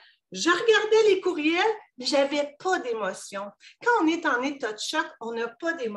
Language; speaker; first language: French; native; French